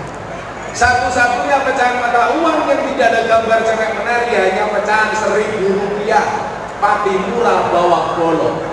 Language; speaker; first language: Indonesian; non-native, local second language; Javanese